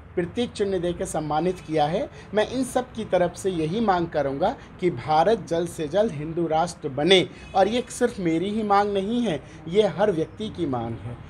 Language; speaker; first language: Hindi; native; Hindi